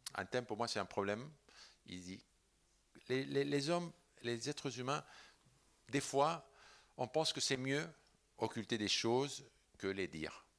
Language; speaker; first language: French; non-native, fluent; Spanish